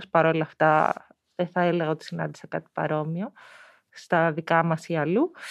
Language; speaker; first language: Greek; early bilingual, heritage; Greek